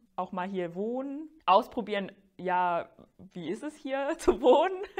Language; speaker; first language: German; non-native, fluent; Finnish